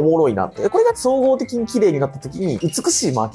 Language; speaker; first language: Japanese; native; Japanese